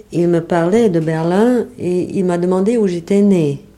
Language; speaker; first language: French; non-native, fluent; German